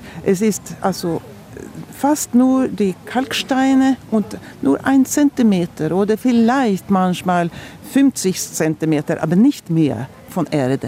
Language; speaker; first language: German; non-native, fluent; Swedish